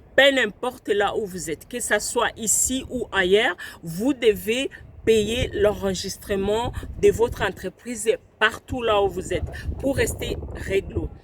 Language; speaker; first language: French; non-native, local second language; Lingala